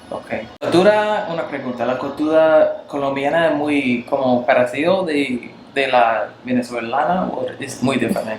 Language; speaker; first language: Spanish; non-native, learner; English